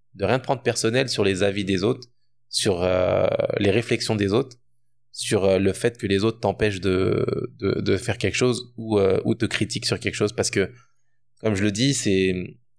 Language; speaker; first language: French; native; French